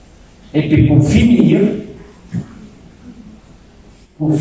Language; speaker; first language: French; non-native, fluent; German